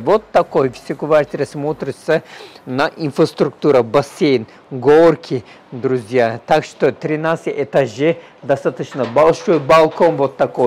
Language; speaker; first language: Russian; non-native, learner; Turkish